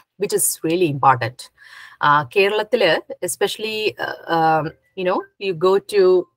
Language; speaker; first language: English; non-native, local second language; Malayalam